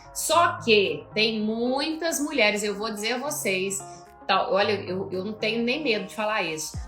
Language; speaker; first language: Portuguese; native; Portuguese